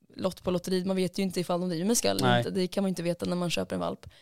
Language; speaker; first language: Swedish; native; Swedish